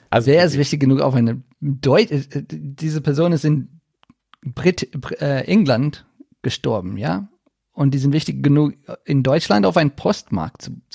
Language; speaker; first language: German; non-native, learner; Afrikaans